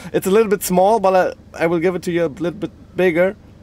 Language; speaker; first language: English; non-native, fluent; German